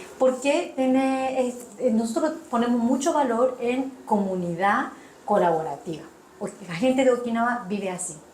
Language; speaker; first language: Spanish; non-native, fluent; Japanese